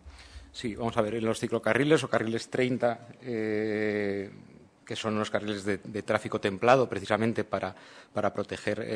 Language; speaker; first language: Spanish; native; Spanish